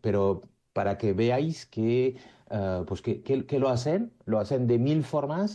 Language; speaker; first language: Spanish; native; Spanish